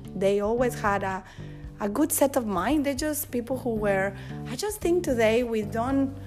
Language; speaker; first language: English; non-native, fluent; Spanish